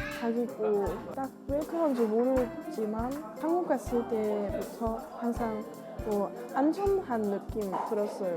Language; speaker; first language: Korean; non-native, learner; German